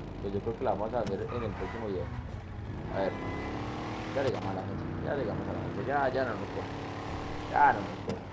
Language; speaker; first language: Spanish; native; Spanish